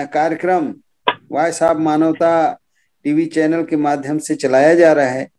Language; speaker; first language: Hindi; native; Hindi